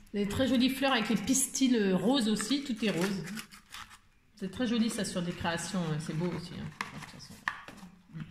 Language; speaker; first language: French; native; French